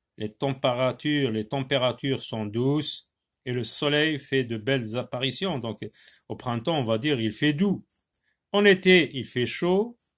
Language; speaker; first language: French; non-native, local second language; Arabic